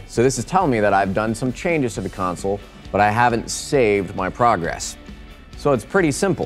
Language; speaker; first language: English; native; English